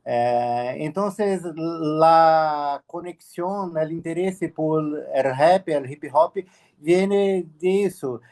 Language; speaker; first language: Spanish; non-native, learner; Portuguese